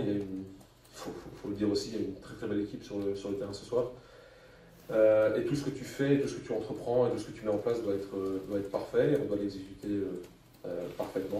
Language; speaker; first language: French; native; French